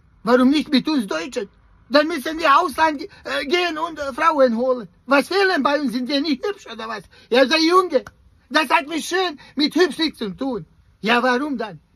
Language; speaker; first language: German; non-native, learner; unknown